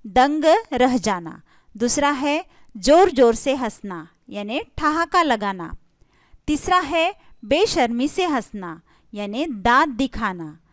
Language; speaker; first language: Hindi; non-native, local second language; Marathi